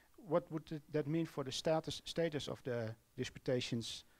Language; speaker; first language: English; non-native, fluent; Dutch